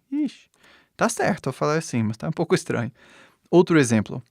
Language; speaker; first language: Portuguese; non-native, fluent; English